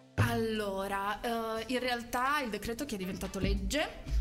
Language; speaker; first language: Italian; early bilingual, other home language; Arabic